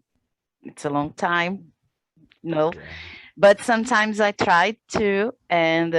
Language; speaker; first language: English; non-native, learner; Portuguese